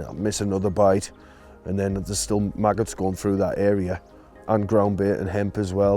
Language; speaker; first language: English; native; English